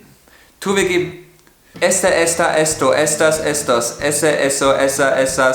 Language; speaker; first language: Spanish; non-native, fluent; German